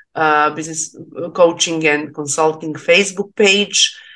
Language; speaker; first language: English; non-native, learner; Serbian